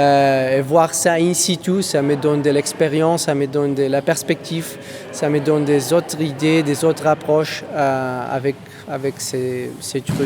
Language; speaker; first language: French; non-native, fluent; Spanish